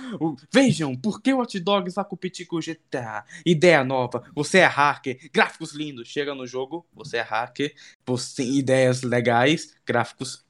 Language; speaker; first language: Portuguese; native; Portuguese